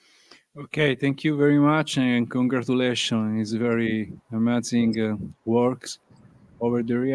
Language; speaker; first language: English; non-native, learner; Italian